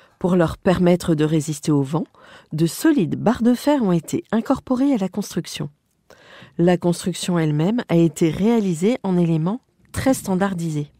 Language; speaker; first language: French; native; French